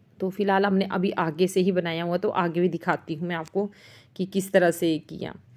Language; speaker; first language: Hindi; non-native, local second language; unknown